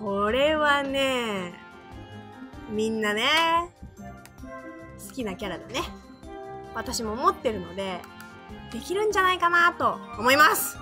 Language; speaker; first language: Japanese; native; Japanese